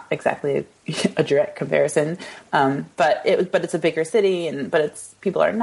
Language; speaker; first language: English; native; English